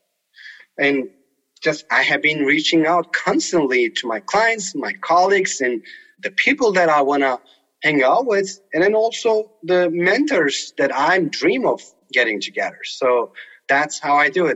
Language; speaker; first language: English; non-native, fluent; Turkish